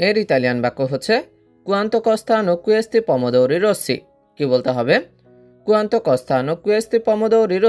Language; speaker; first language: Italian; non-native, fluent; Bangla